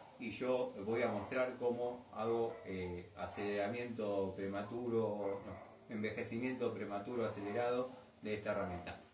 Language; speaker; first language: Spanish; native; Spanish